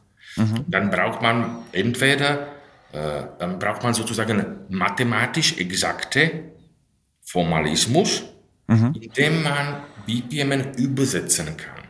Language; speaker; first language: German; non-native, fluent; Slovak